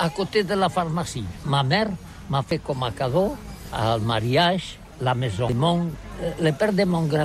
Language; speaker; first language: French; non-native, learner; Catalan